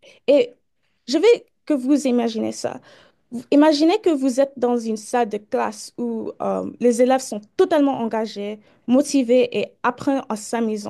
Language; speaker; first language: French; early bilingual, heritage; French